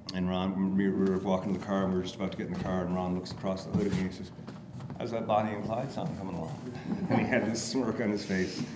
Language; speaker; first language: English; native; English